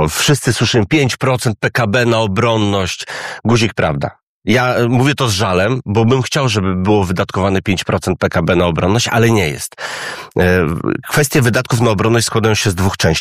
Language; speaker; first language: Polish; native; Polish